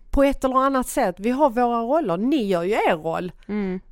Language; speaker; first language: Swedish; early bilingual, other home language; Persian